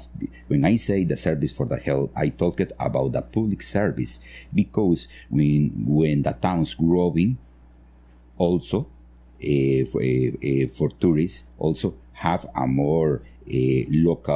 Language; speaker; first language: English; non-native, learner; Spanish